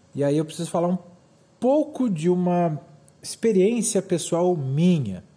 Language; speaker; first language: Portuguese; native; Portuguese